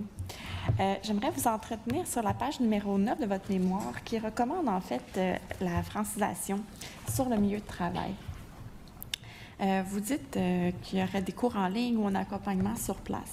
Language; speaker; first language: French; native; French